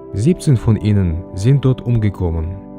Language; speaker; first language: German; native; German